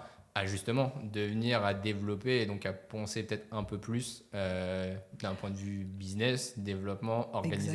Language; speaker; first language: French; native; French